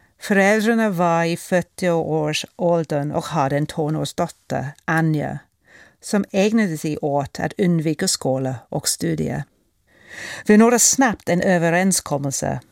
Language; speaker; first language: Swedish; non-native, fluent; English